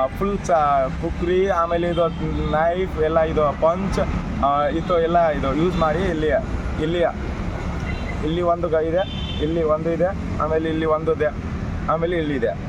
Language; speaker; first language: Kannada; non-native, learner; Nepali